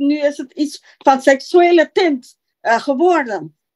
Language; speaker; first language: Dutch; non-native, local second language; Papiamento